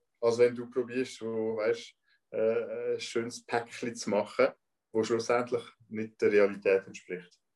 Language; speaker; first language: German; non-native, local second language; French